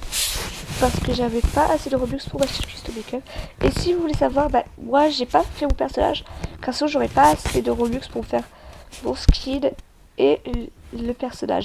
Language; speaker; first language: French; native; French